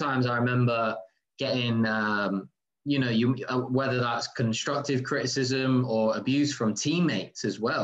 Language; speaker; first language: English; native; English